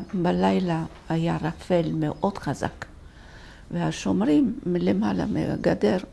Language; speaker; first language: Hebrew; non-native, fluent; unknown